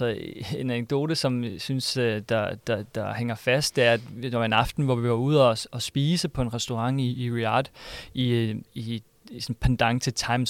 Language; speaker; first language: Danish; native; Danish